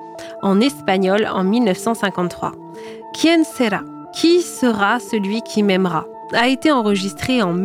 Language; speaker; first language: French; native; French